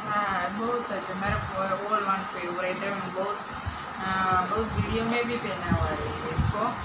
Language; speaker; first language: Hindi; non-native, local second language; Gujarati